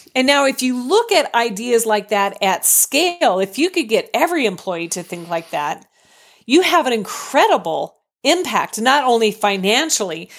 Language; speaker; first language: English; native; English